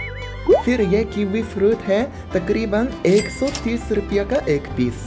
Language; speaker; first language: Hindi; non-native, fluent; Japanese